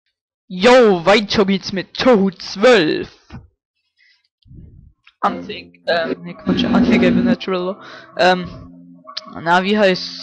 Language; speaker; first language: German; native; German